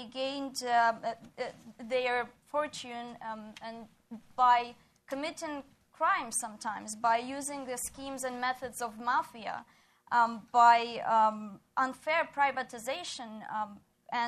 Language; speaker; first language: English; non-native, fluent; Ukrainian